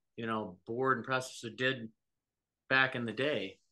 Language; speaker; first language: English; native; English